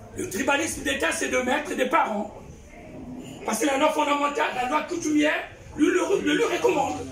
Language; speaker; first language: French; non-native, local second language; Kongo